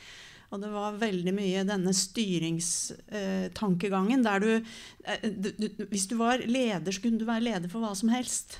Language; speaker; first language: Norwegian; native; Norwegian